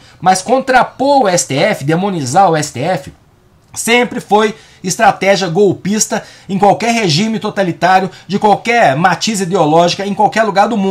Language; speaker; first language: Portuguese; native; Portuguese